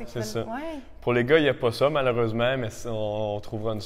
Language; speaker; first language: French; native; French